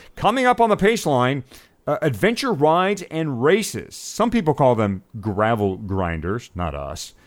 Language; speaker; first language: English; native; English